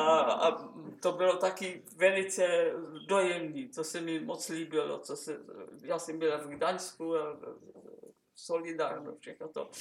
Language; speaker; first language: Czech; non-native, local second language; German